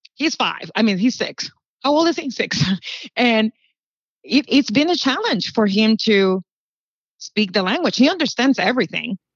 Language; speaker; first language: English; early bilingual, other home language; Spanish